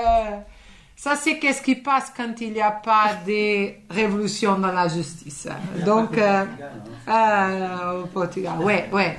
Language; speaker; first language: French; non-native, fluent; Portuguese